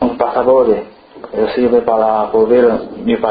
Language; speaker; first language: Spanish; non-native, learner; Chinese